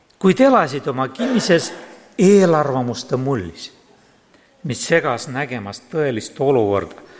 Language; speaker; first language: Estonian; non-native, local second language; Russian